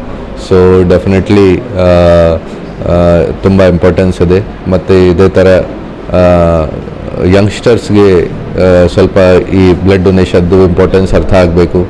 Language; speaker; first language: Kannada; non-native, fluent; Hindi